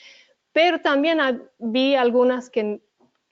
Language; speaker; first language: Spanish; early bilingual, heritage; Spanish